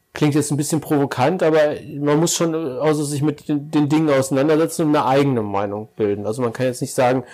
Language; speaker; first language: German; native; German